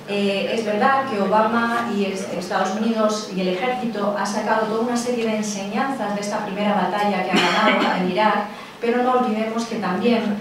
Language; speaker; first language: Spanish; native; Spanish